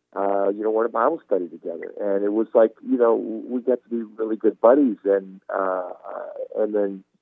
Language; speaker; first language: English; non-native, fluent; Turkish